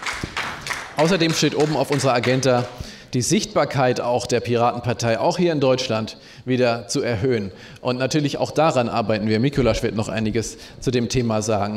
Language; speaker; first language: German; native; German